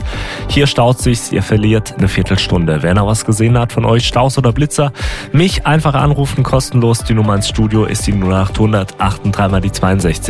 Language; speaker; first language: German; native; German